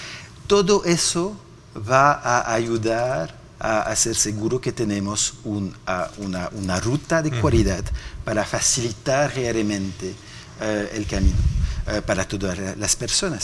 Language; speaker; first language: Spanish; non-native, fluent; French